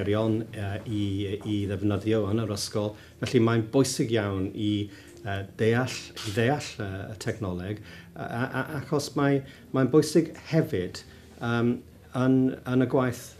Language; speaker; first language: Welsh; non-native, local second language; English